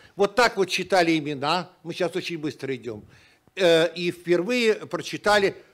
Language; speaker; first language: Russian; native; Russian